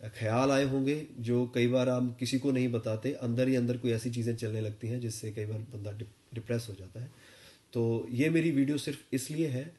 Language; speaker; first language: Hindi; non-native, local second language; Punjabi